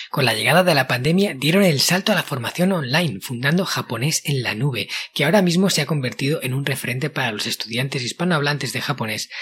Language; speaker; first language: Spanish; native; Spanish